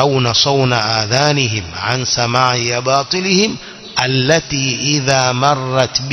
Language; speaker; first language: Arabic; non-native, fluent; Swahili